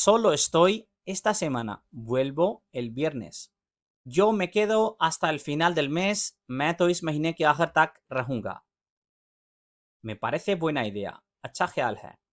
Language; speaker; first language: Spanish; non-native, fluent; Urdu